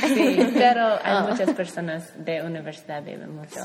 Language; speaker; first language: Spanish; non-native, learner; English